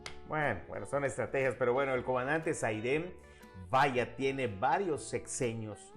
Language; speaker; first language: Spanish; native; Spanish